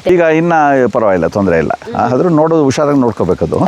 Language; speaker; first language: Kannada; native; Kannada